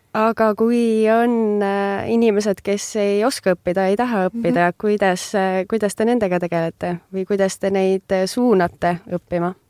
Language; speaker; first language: Estonian; native; Estonian